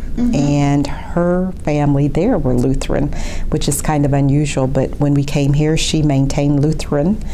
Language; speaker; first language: English; native; English